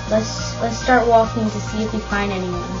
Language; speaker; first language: English; native; English